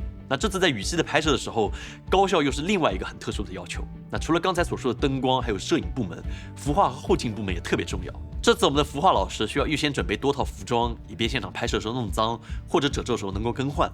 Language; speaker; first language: Chinese; native; Chinese